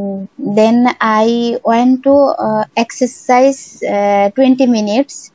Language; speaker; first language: English; non-native, learner; Bangla